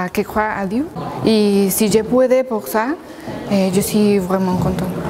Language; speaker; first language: French; non-native, learner; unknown